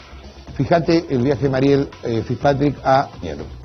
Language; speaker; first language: Spanish; native; Spanish